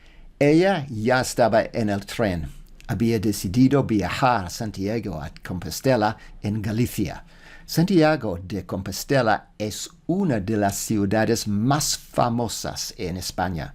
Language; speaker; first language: Spanish; non-native, learner; English